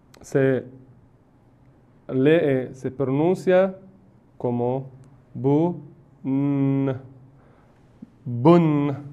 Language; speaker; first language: Spanish; non-native, fluent; Persian